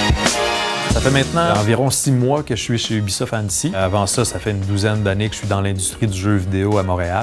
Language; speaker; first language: French; native; French